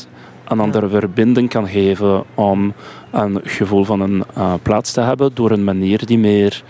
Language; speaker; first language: Dutch; non-native, local second language; French